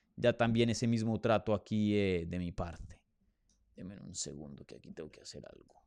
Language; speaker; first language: Spanish; native; Spanish